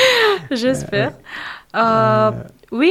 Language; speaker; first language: French; non-native, learner; Persian